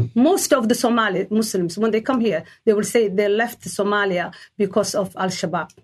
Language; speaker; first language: English; non-native, learner; Somali